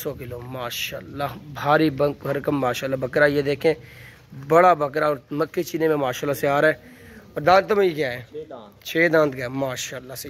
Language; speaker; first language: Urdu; non-native, local second language; Saraiki